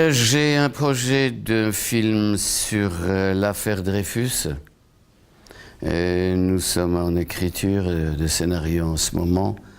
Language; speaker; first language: French; non-native, fluent; Polish